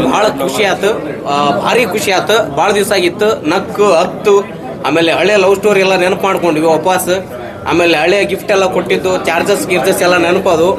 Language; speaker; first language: Kannada; native; Kannada